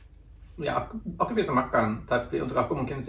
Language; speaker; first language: Indonesian; non-native, fluent; Norwegian